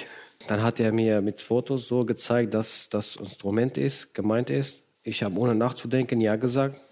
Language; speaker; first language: German; non-native, fluent; Kurdish